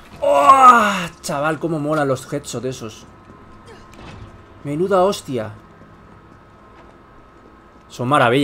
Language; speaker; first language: Spanish; native; Spanish